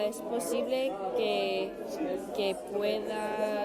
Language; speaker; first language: Spanish; non-native, fluent; English